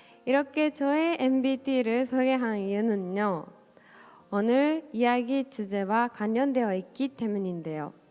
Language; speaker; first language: Korean; non-native, fluent; Japanese